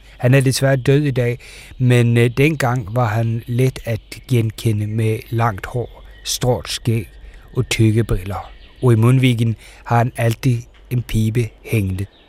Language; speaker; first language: Danish; early bilingual, heritage; Danish